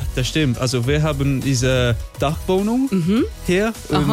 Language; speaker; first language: German; non-native, fluent; English